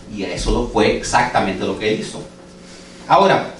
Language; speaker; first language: Spanish; non-native, fluent; English